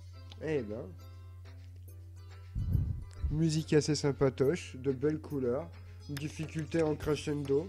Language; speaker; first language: French; native; French